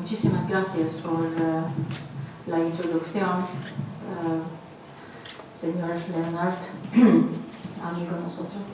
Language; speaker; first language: Spanish; non-native, fluent; Latvian